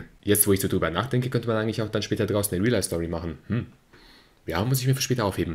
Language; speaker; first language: German; native; German